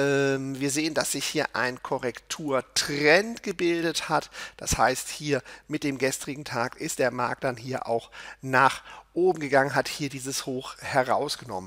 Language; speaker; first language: German; native; German